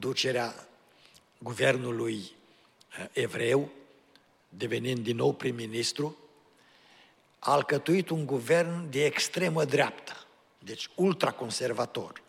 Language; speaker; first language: Romanian; native; Romanian